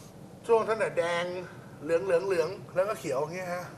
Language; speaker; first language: Thai; native; Thai